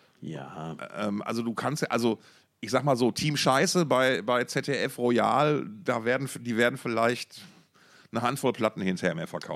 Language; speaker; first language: German; native; German